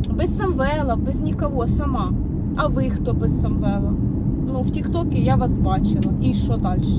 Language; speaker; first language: Ukrainian; non-native, local second language; Russian